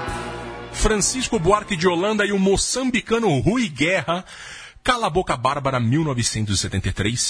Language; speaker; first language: Portuguese; native; Portuguese